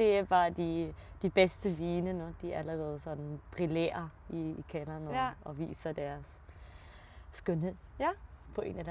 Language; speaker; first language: Danish; early bilingual, heritage; German